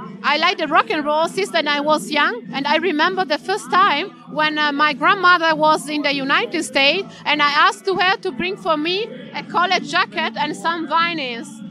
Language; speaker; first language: English; non-native, learner; Italian